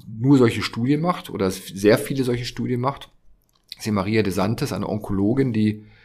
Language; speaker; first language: German; native; German